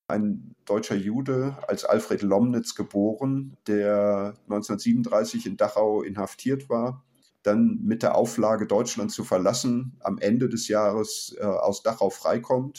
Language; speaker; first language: German; native; German